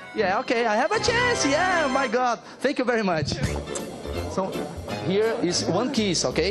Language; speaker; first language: English; non-native, learner; Portuguese